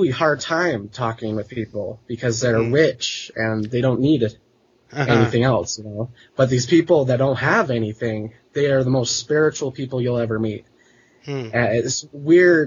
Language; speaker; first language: English; native; English